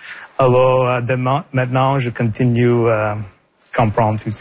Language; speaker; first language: French; non-native, local second language; English